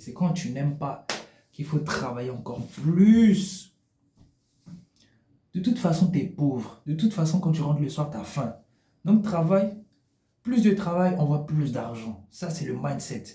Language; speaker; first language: French; native; French